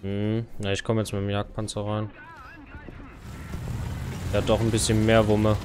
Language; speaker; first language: German; native; German